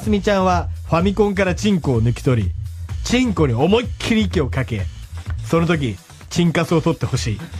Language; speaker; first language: Japanese; native; Japanese